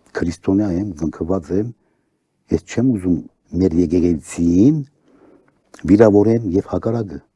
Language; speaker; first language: Armenian; early bilingual, heritage; Armenian